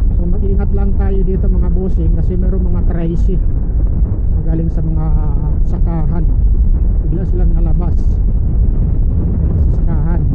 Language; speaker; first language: Filipino; non-native, local second language; Cebuano